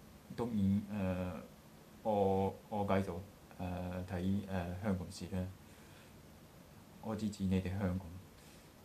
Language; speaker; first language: Cantonese; non-native, learner; Japanese